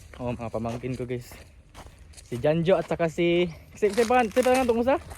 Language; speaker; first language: Filipino; non-native, local second language; Cebuano